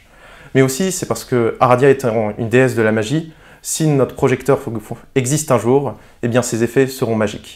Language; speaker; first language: French; native; French